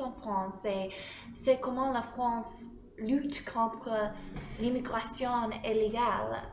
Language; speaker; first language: French; non-native, learner; English